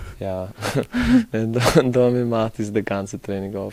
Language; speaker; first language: German; non-native, fluent; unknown